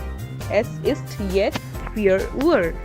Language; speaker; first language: German; non-native, fluent; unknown